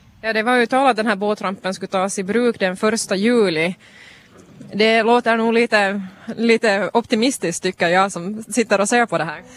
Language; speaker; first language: Swedish; native; Swedish